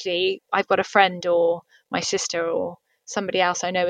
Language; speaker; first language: English; native; English